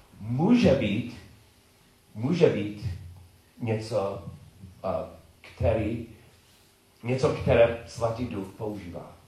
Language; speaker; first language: Czech; non-native, learner; English